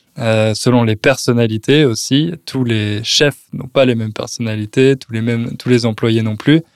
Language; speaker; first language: French; native; French